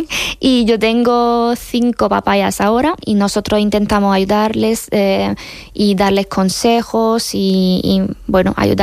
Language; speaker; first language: Spanish; non-native, fluent; Hungarian